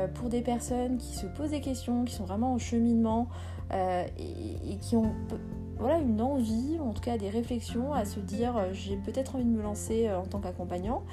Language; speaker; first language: French; non-native, local second language; Kabyle